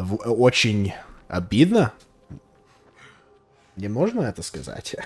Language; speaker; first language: Russian; non-native, learner; English